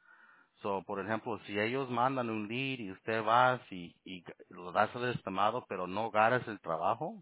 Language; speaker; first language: Spanish; early bilingual, heritage; Spanish